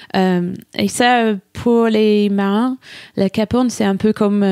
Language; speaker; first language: French; non-native, fluent; English